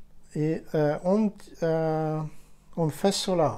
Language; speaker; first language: French; non-native, learner; Ukrainian